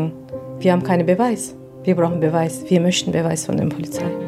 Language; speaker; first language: German; non-native, learner; Turkish